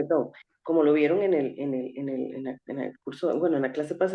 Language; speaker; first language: Spanish; native; Spanish